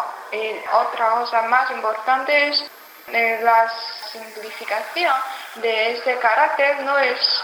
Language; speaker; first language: Spanish; non-native, learner; Chinese